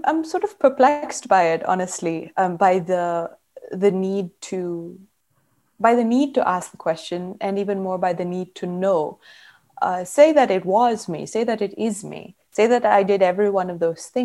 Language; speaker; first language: English; non-native, local second language; Kannada